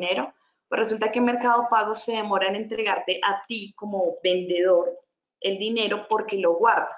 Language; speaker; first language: Spanish; native; Spanish